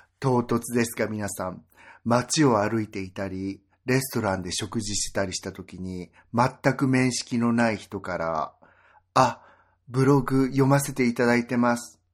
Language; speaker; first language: Japanese; native; Japanese